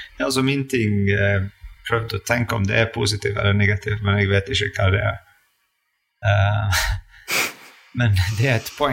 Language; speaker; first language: Norwegian; non-native, fluent; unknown